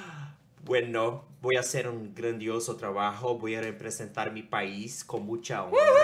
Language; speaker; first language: Spanish; non-native, learner; Portuguese